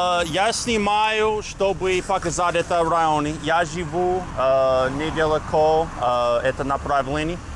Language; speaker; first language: Russian; non-native, learner; English